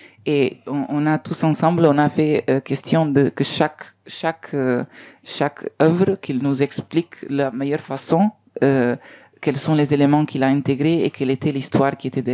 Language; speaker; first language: French; non-native, learner; Spanish